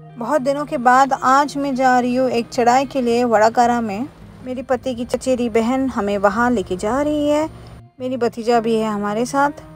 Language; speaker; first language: Hindi; non-native, local second language; Malayalam